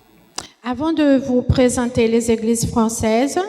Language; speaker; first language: French; non-native, fluent; Portuguese